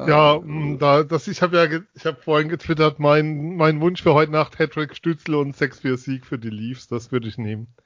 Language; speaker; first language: German; native; German